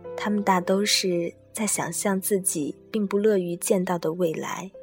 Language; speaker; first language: Chinese; native; Chinese